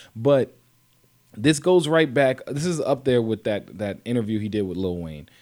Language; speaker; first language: English; native; English